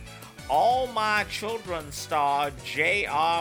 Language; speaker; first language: English; native; English